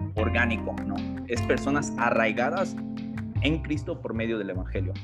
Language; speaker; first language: Spanish; early bilingual, heritage; Spanish